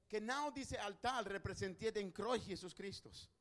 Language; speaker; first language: German; non-native, learner; Spanish